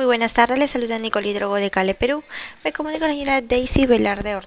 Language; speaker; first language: Spanish; native; Spanish